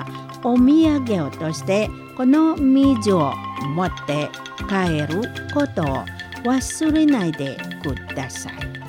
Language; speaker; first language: Japanese; non-native, learner; Indonesian